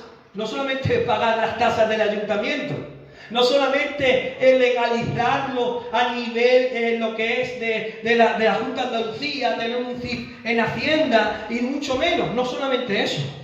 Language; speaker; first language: Spanish; native; Spanish